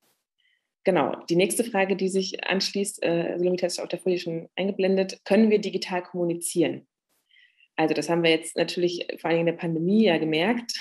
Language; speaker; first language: German; native; German